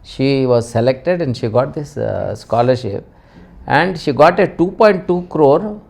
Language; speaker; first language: English; non-native, local second language; Kannada